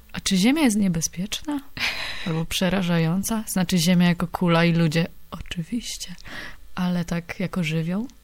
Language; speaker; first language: Polish; native; Polish